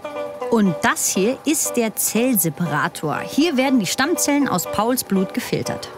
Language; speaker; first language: German; native; German